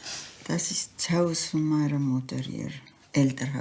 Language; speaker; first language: German; early bilingual, heritage; German